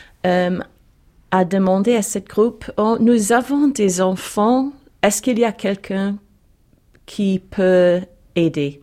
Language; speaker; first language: French; non-native, learner; English